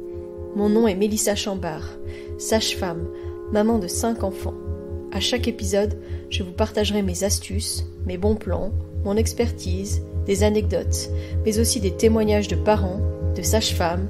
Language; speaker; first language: French; native; French